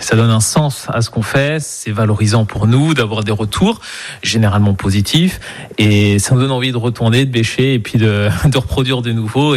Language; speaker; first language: French; native; French